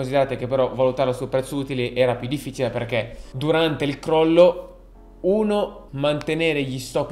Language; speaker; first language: Italian; native; Italian